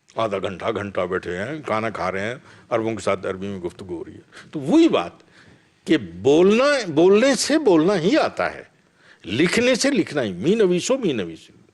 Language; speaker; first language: Urdu; non-native, local second language; Punjabi